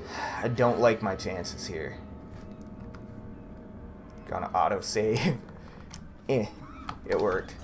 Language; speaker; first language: English; native; English